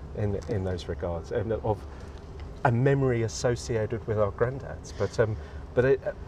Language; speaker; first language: English; native; English